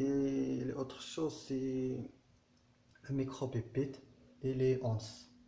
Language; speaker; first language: French; non-native, learner; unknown